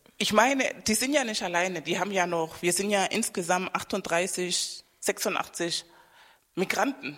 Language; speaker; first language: German; non-native, fluent; Spanish